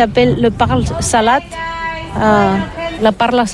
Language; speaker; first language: French; non-native, learner; Catalan